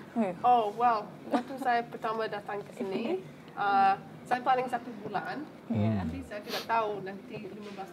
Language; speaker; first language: Indonesian; non-native, fluent; English